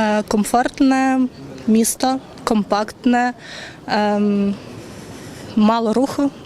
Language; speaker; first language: Ukrainian; non-native, local second language; Russian